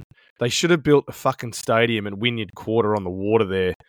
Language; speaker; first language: English; native; English